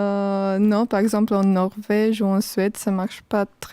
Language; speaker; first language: French; non-native, fluent; Romanian